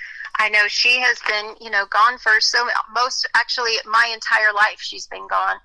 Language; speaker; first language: English; native; English